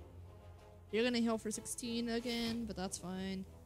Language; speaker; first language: English; native; English